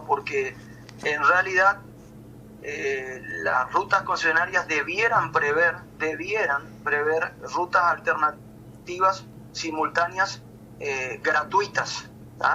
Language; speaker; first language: Spanish; native; Spanish